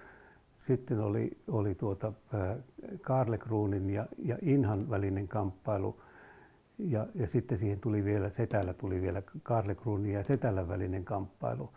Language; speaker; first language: Finnish; native; Finnish